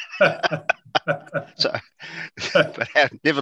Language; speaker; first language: English; native; English